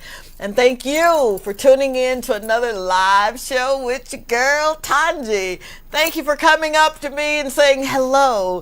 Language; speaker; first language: English; native; English